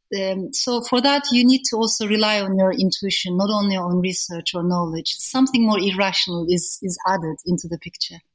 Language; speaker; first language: English; non-native, fluent; Turkish